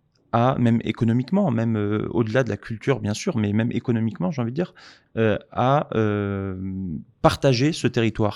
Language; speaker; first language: French; native; French